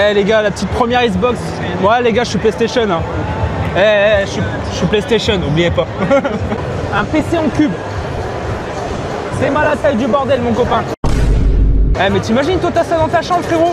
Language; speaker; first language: French; native; French